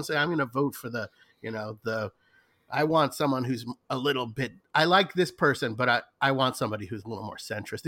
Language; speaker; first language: English; native; English